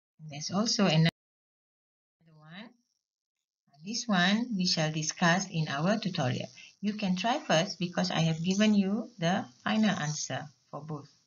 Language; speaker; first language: English; non-native, local second language; Malay